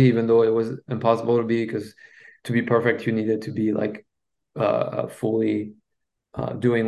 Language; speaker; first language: English; non-native, fluent; French